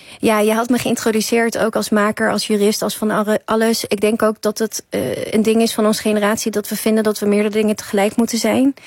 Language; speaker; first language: Dutch; early bilingual, other home language; Persian